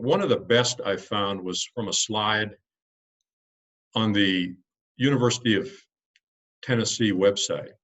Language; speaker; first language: English; native; English